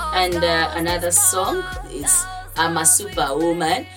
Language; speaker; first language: English; non-native, fluent; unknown